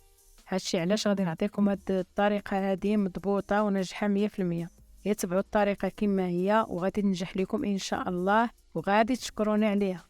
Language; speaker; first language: Arabic; native; Arabic